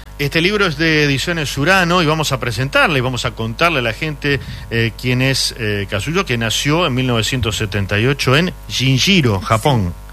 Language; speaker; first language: Spanish; native; Spanish